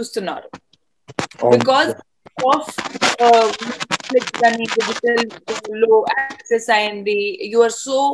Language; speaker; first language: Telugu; non-native, fluent; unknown